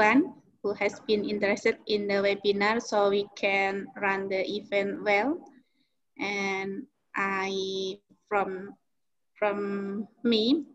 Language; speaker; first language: English; non-native, learner; Indonesian